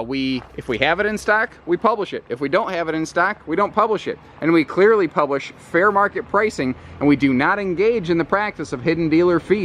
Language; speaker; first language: English; native; English